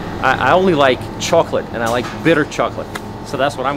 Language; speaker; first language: English; non-native, fluent; Russian